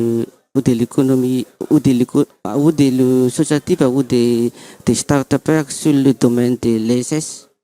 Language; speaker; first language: French; non-native, local second language; Malagasy